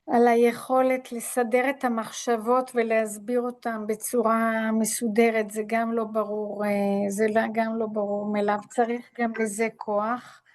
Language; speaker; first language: Hebrew; non-native, fluent; Italian